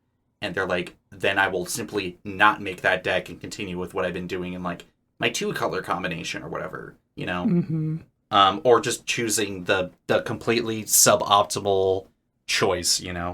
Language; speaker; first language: English; native; English